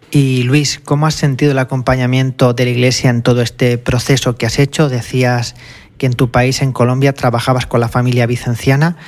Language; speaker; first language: Spanish; native; Spanish